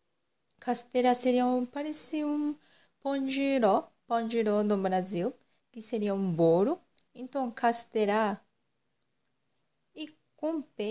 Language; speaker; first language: Portuguese; non-native, local second language; Japanese